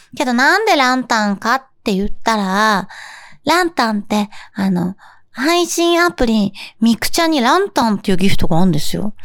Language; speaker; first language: Japanese; native; Japanese